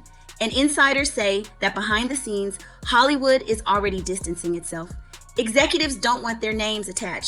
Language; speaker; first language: English; native; English